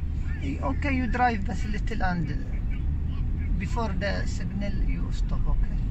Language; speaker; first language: English; non-native, learner; Arabic